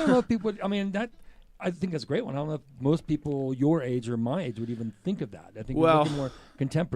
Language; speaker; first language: English; native; English